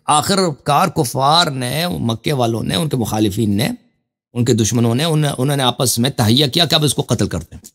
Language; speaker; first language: Urdu; non-native, fluent; Persian